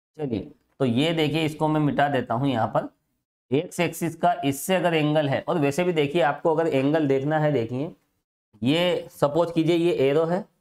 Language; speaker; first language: Hindi; native; Hindi